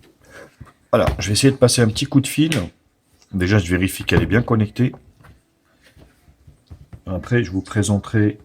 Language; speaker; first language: French; native; French